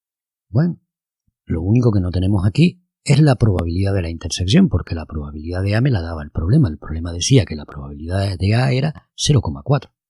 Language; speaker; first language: Spanish; native; Spanish